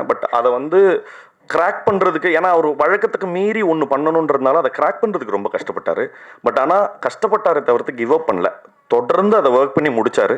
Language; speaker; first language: Tamil; native; Tamil